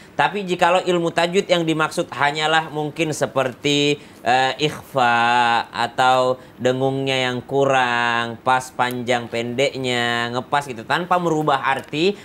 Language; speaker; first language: Indonesian; native; Indonesian